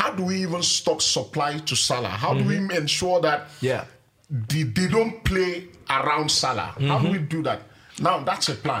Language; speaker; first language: English; non-native, local second language; Yoruba